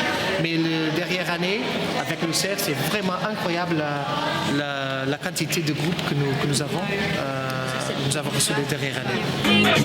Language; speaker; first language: French; non-native, learner; Portuguese